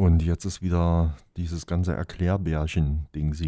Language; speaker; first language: German; native; German